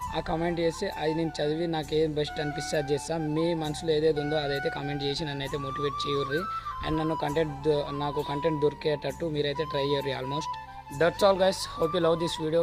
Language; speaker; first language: Telugu; non-native, local second language; Urdu